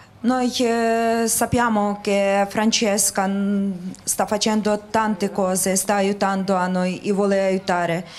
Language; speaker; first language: Italian; non-native, learner; Ukrainian